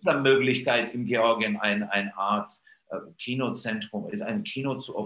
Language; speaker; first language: German; non-native, fluent; Georgian